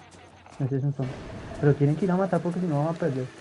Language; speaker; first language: Spanish; native; Spanish